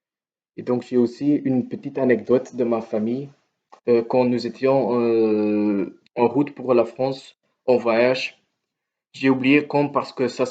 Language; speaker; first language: French; non-native, local second language; Dutch